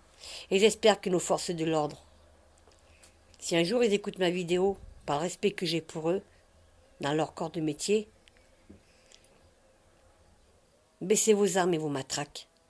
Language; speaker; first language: French; native; French